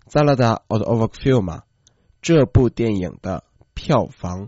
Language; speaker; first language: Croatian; non-native, fluent; Chinese